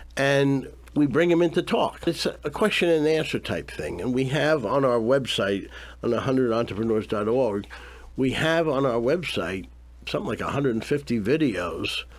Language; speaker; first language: English; native; English